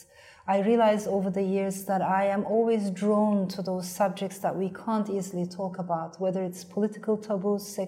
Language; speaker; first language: English; non-native, fluent; Turkish